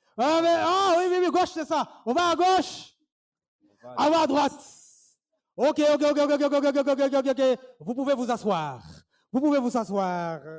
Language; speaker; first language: French; non-native, fluent; Swahili